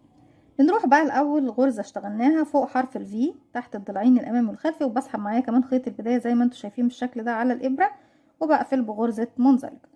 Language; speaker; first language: Arabic; native; Arabic